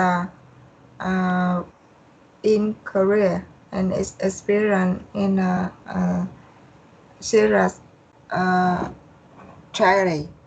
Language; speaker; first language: English; non-native, learner; Vietnamese